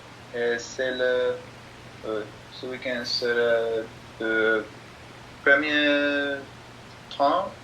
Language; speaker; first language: French; non-native, learner; English